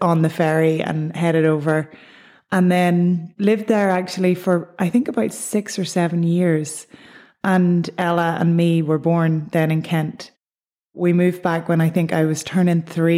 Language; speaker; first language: English; native; English